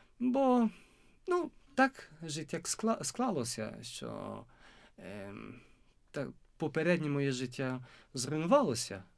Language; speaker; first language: Ukrainian; non-native, fluent; Italian